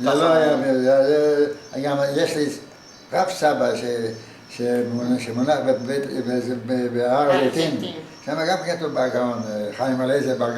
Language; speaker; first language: Hebrew; non-native, fluent; Yiddish